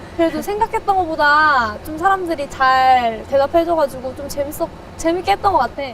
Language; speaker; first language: Korean; native; Korean